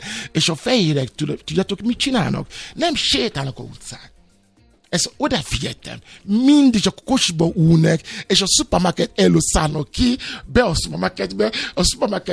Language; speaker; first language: Hungarian; non-native, learner; Yoruba